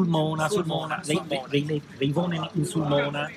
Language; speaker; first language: Dutch; non-native, learner; Italian